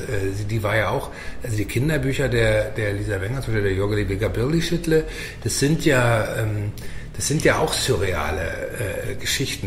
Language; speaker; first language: German; native; German